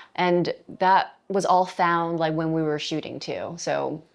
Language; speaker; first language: English; native; English